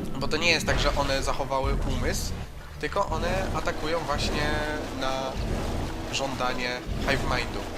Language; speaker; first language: Polish; native; Polish